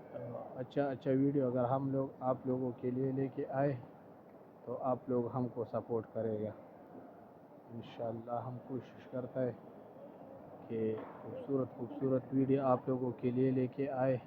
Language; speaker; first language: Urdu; non-native, local second language; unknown